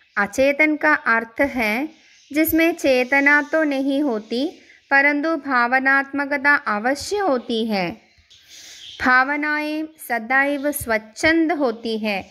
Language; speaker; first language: Hindi; non-native, local second language; Malayalam